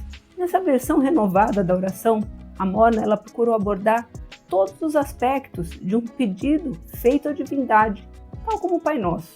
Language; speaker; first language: Portuguese; native; Portuguese